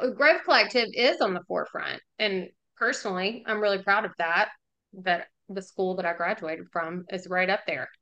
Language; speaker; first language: English; native; English